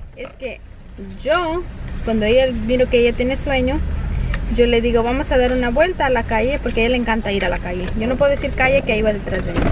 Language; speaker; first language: Spanish; early bilingual, heritage; Spanish